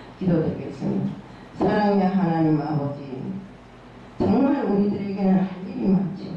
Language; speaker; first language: Korean; native; Korean